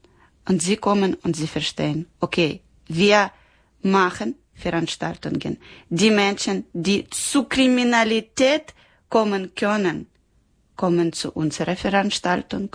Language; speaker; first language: German; non-native, learner; Ukrainian